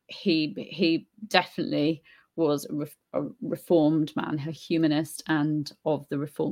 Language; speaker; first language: English; native; English